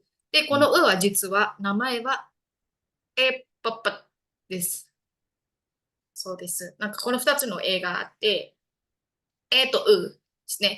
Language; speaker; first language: Japanese; non-native, fluent; Indonesian